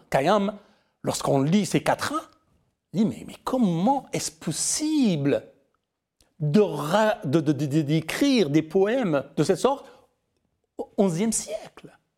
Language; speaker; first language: French; non-native, fluent; Persian